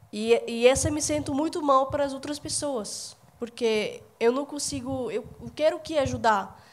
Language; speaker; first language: Portuguese; non-native, fluent; Arabic